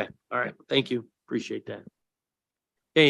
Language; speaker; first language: English; native; English